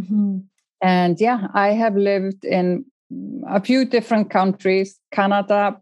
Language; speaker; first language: English; non-native, fluent; Icelandic